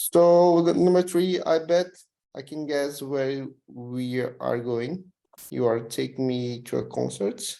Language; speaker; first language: English; non-native, learner; Portuguese